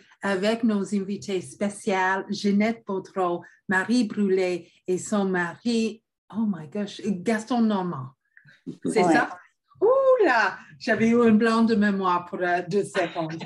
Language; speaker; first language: French; non-native, fluent; English